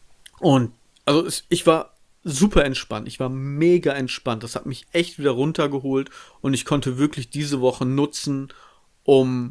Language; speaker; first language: German; native; German